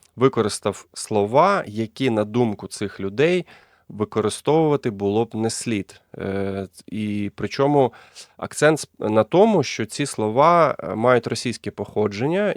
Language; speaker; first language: Ukrainian; non-native, local second language; Russian